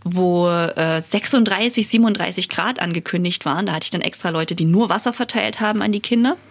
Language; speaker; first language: German; native; German